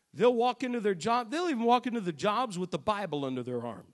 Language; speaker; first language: English; native; English